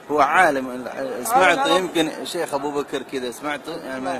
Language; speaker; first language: Arabic; non-native, learner; Malayalam